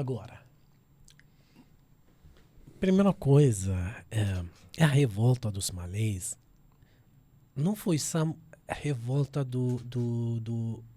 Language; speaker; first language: Portuguese; non-native, fluent; Arabic